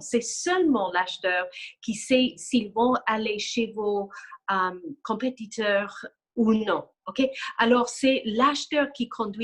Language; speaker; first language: French; non-native, fluent; English